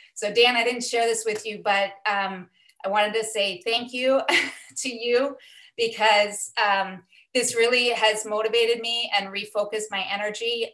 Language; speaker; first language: English; native; English